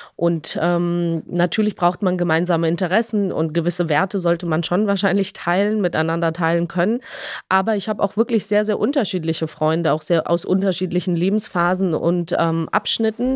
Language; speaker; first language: German; non-native, fluent; Georgian